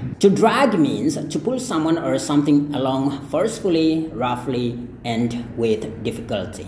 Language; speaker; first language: English; non-native, fluent; Indonesian